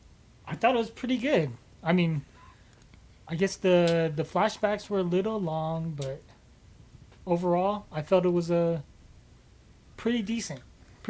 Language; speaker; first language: English; native; English